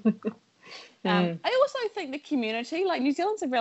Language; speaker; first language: English; native; English